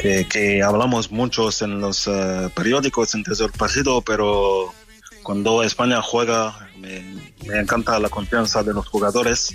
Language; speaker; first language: Spanish; non-native, fluent; French